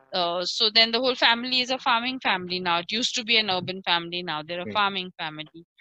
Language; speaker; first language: English; non-native, local second language; Marathi